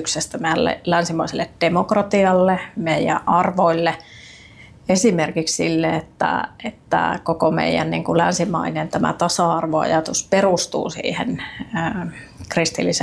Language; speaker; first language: Finnish; native; Finnish